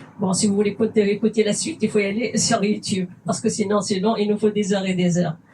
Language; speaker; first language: French; non-native, fluent; Kabyle